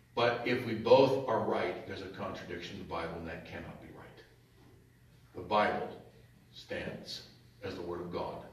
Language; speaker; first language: English; native; English